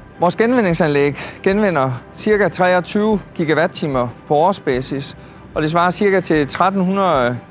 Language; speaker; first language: Danish; native; Danish